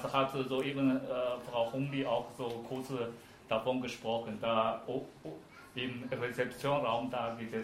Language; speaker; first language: German; non-native, fluent; Chinese